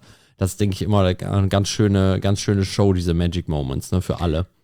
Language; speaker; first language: German; native; German